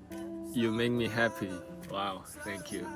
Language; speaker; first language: English; non-native, learner; Korean